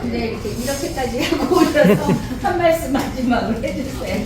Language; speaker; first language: Korean; native; Korean